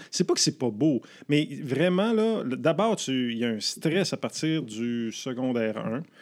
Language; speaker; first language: French; native; French